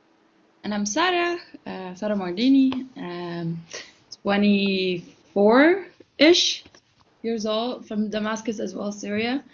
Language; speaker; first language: English; non-native, fluent; Arabic